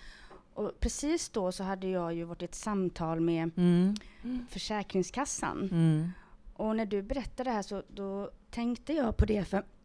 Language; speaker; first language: Swedish; native; Swedish